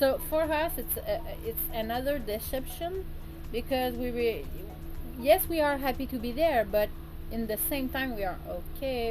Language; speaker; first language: English; non-native, learner; French